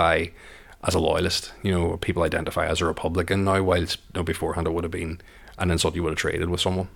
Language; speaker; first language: English; native; English